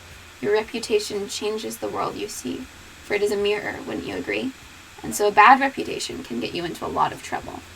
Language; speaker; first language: English; native; English